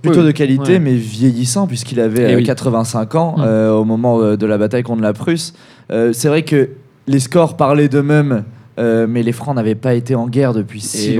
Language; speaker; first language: French; native; French